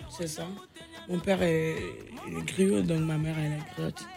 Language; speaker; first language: French; non-native, local second language; Bambara